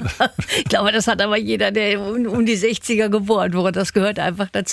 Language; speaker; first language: German; native; German